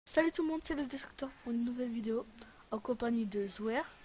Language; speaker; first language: French; native; French